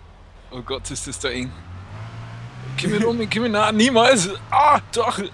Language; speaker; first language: German; native; German